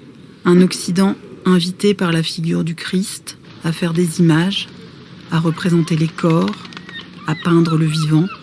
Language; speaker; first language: French; native; French